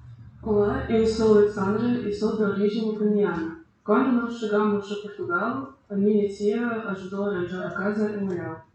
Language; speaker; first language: Portuguese; non-native, learner; Ukrainian